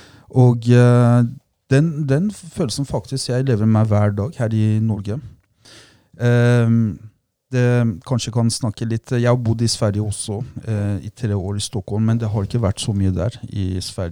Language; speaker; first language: Norwegian; non-native, fluent; Persian